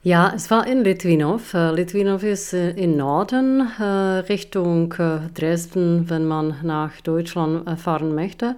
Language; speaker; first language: German; non-native, fluent; Czech